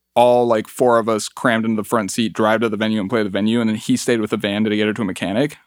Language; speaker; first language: English; early bilingual, other home language; Spanish